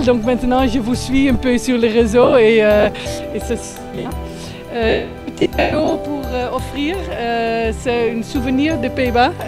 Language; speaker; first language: French; non-native, fluent; Dutch